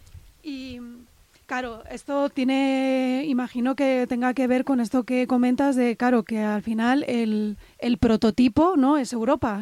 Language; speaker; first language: Spanish; native; Spanish